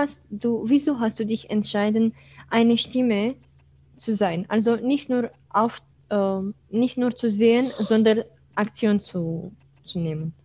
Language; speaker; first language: German; non-native, fluent; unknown